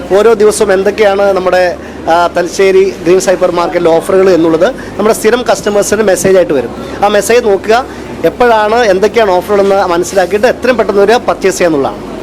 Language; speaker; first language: Malayalam; native; Malayalam